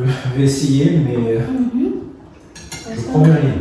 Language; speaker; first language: French; native; French